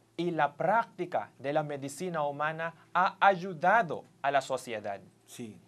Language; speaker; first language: Spanish; non-native, fluent; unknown